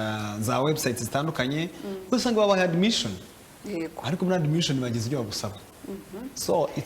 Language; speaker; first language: Kinyarwanda; native; Kinyarwanda